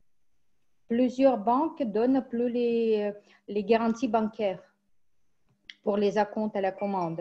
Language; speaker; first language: French; non-native, fluent; Russian